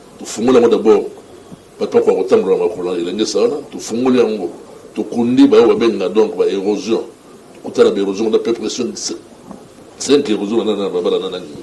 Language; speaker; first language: Lingala; native; Lingala